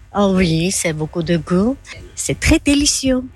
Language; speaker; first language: French; non-native, learner; Georgian